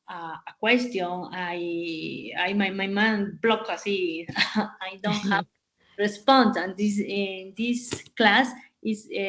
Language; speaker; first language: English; non-native, learner; Spanish